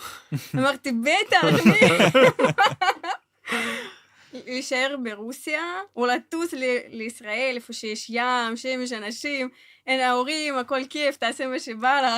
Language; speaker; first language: Hebrew; non-native, fluent; Russian